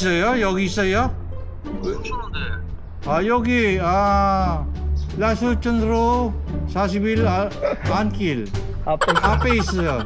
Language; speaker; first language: Korean; non-native, learner; Filipino